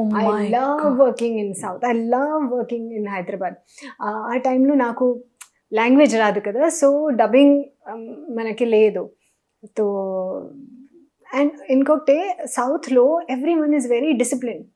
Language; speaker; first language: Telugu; non-native, learner; Hindi